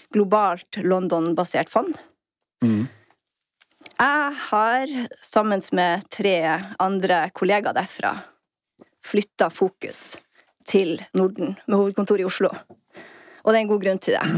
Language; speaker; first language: Norwegian; native; Norwegian